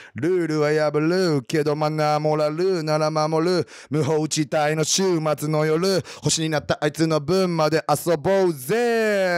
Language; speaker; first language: Japanese; native; Japanese